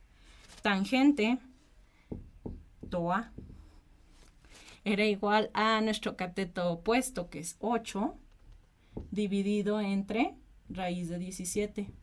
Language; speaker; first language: Spanish; native; Spanish